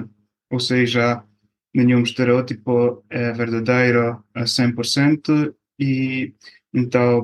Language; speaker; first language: Portuguese; non-native, fluent; Bosnian